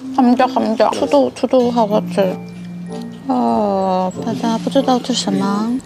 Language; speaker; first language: Chinese; non-native, fluent; Korean